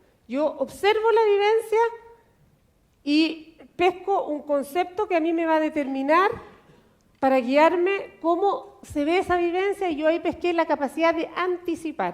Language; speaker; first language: Spanish; native; Spanish